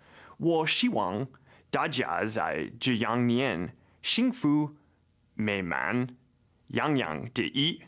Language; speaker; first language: Chinese; non-native, learner; English